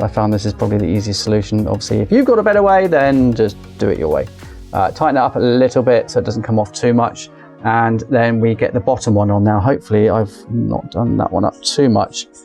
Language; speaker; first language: English; native; English